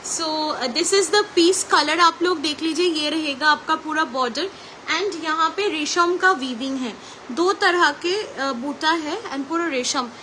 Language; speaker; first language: Hindi; non-native, local second language; Bangla